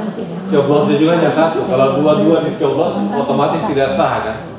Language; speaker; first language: Indonesian; native; Indonesian